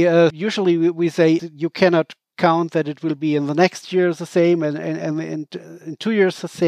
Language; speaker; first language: English; non-native, fluent; German